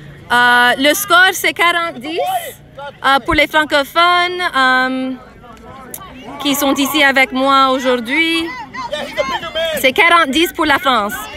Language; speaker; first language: French; non-native, learner; English